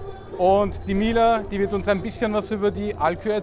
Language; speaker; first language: German; native; German